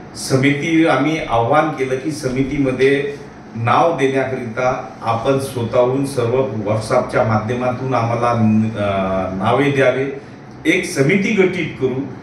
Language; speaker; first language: Marathi; non-native, local second language; Lambadi